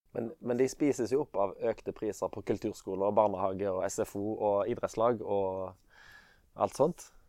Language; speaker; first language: Norwegian; native; Norwegian